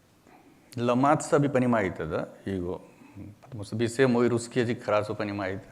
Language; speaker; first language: Russian; non-native, learner; Hindi